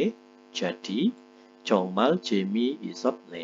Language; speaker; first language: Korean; non-native, fluent; Indonesian